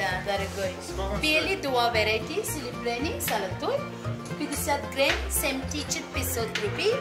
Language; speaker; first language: Russian; non-native, learner; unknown